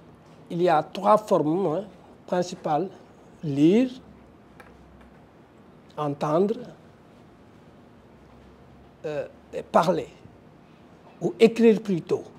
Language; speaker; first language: French; non-native, local second language; Wolof